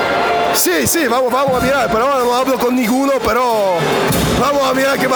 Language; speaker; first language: Spanish; non-native, learner; Polish